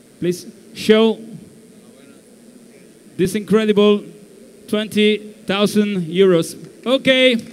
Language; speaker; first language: English; non-native, learner; Portuguese